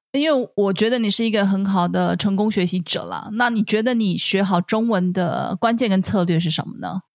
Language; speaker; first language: Chinese; native; Chinese